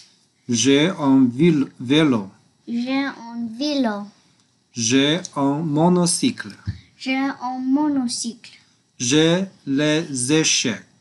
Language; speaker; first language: French; non-native, learner; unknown